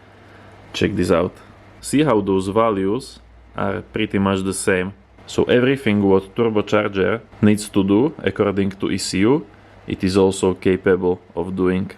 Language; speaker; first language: English; non-native, fluent; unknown